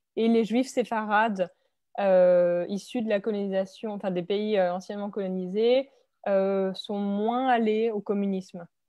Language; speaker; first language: French; native; French